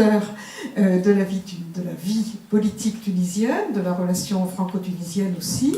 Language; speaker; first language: French; native; French